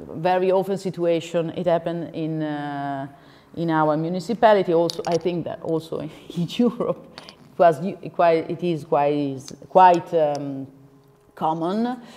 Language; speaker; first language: English; non-native, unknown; Italian